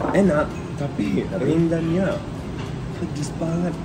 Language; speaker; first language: Indonesian; non-native, fluent; Japanese